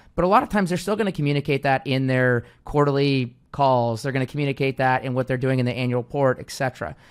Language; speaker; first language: English; native; English